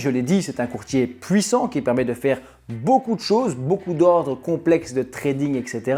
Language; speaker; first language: French; native; French